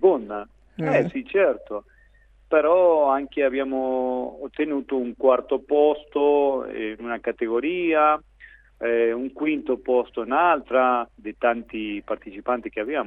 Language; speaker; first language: Italian; non-native, fluent; Spanish